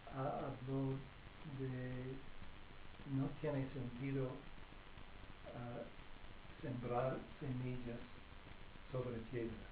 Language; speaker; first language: Spanish; non-native, fluent; English